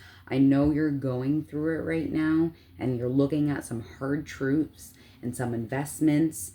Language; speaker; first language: English; native; English